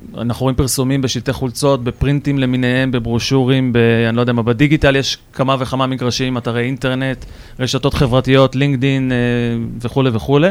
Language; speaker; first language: Hebrew; native; Hebrew